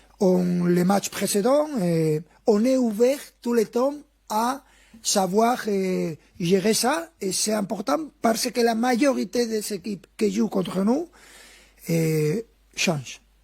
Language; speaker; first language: French; non-native, fluent; Spanish